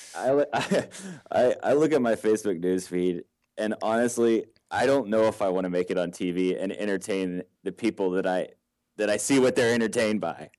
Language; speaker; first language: English; native; English